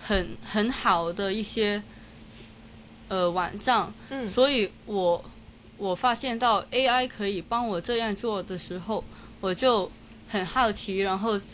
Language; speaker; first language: Chinese; non-native, local second language; Cantonese